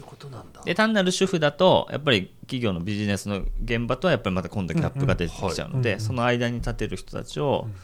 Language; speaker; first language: Japanese; native; Japanese